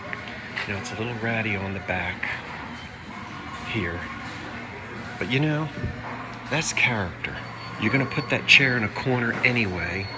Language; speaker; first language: English; native; English